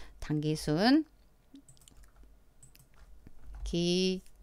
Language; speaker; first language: Korean; native; Korean